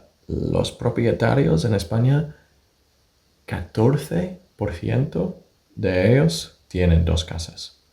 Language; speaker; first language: Spanish; non-native, fluent; English